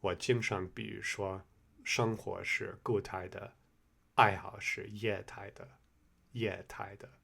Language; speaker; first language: Chinese; non-native, fluent; English